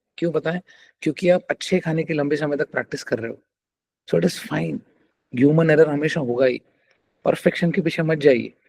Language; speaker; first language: Hindi; non-native, local second language; Telugu